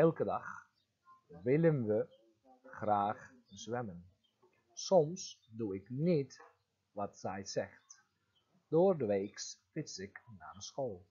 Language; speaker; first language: Dutch; non-native, fluent; Turkish